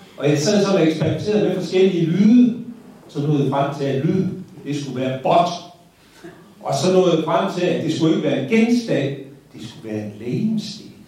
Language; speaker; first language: Danish; native; Danish